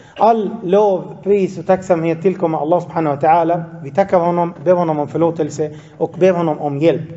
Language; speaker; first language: Swedish; non-native, fluent; Arabic